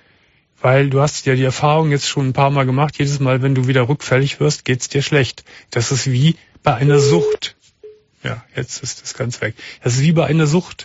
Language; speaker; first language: German; native; German